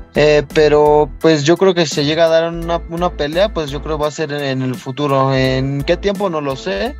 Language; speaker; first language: Spanish; native; Spanish